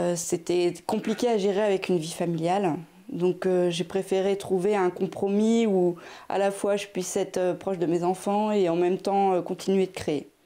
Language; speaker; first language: French; native; French